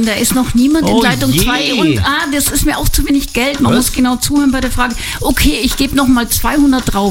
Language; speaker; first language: German; native; German